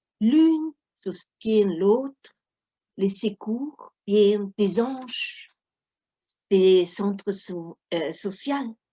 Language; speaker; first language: French; non-native, fluent; German